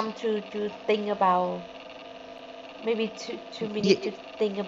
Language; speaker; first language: English; non-native, learner; Vietnamese